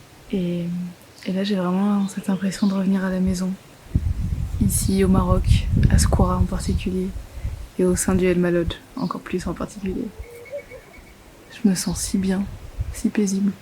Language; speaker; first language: French; native; French